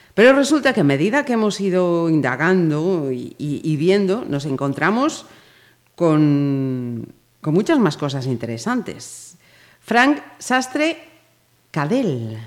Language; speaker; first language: Spanish; native; Spanish